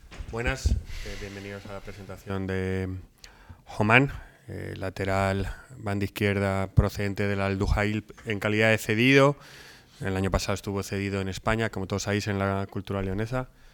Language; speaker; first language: Spanish; native; Spanish